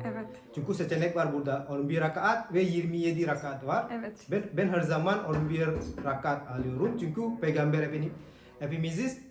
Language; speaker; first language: Turkish; non-native, learner; Indonesian